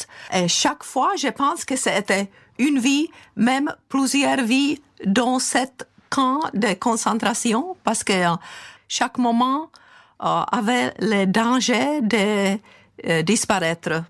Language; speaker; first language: French; non-native, fluent; Czech